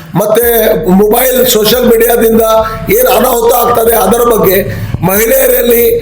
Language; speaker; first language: Kannada; non-native, local second language; Urdu